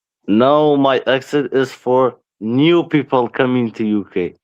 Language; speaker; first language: English; non-native, learner; Persian